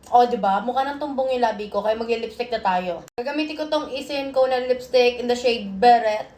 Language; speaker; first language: Filipino; native; Filipino